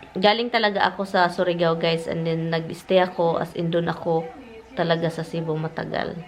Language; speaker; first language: Filipino; non-native, local second language; Cebuano